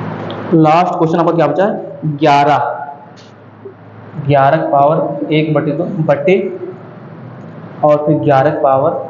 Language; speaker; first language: Hindi; native; Hindi